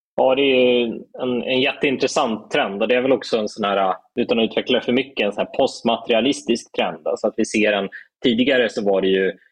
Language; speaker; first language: Swedish; native; Swedish